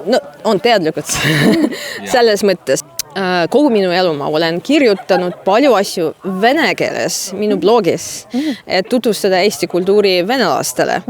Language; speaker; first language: Estonian; non-native, fluent; Russian